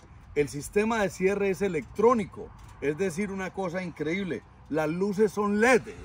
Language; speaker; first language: Spanish; native; Spanish